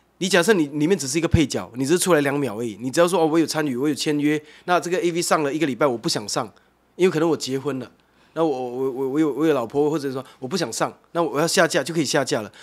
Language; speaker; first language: Chinese; native; Chinese